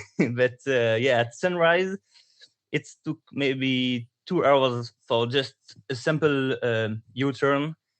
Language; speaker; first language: English; non-native, learner; French